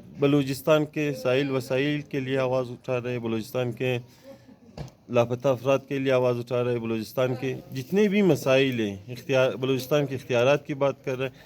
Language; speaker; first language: Urdu; non-native, local second language; Hazaragi